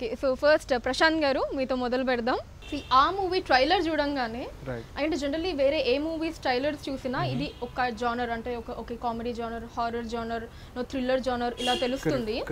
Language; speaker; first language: Telugu; native; Telugu